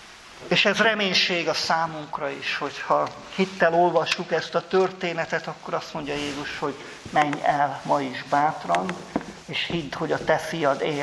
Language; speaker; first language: Hungarian; native; Hungarian